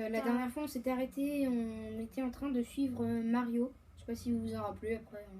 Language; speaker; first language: French; native; French